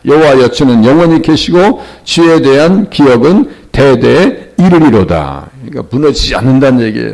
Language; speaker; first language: Korean; native; Korean